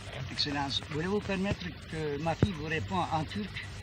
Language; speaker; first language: French; non-native, fluent; Turkish